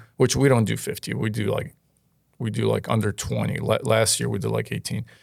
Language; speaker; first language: English; non-native, fluent; Ukrainian